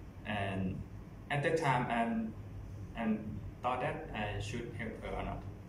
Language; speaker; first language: English; non-native, learner; Thai